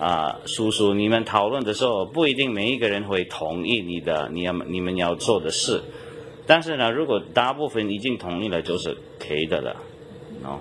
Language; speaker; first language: Chinese; non-native, fluent; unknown